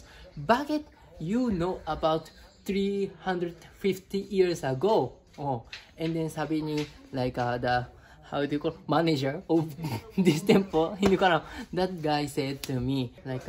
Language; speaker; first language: English; non-native, learner; Japanese